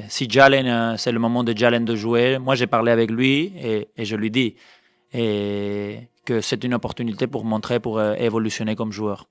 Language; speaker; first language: French; non-native, fluent; Spanish